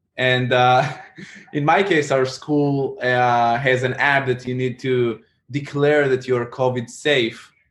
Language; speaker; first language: English; non-native, fluent; Hebrew